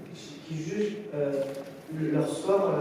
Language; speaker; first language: French; native; French